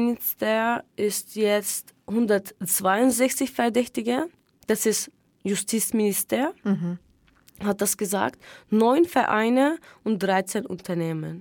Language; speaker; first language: German; non-native, fluent; Turkish